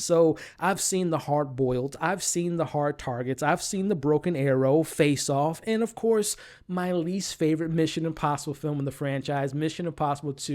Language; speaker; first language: English; native; English